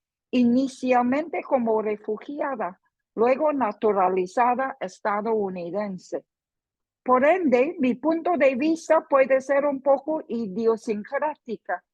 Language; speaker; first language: Spanish; non-native, fluent; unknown